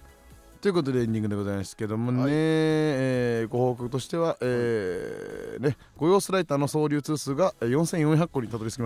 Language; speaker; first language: Japanese; native; Japanese